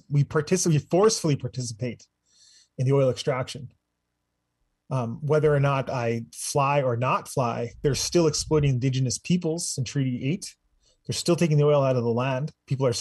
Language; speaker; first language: English; native; English